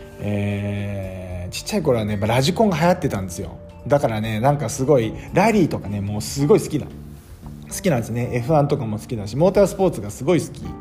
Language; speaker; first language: Japanese; native; Japanese